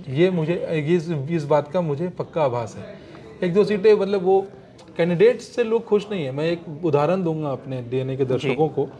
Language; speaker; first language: Hindi; native; Hindi